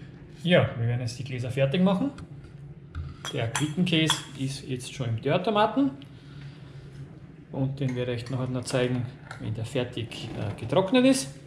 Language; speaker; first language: German; native; German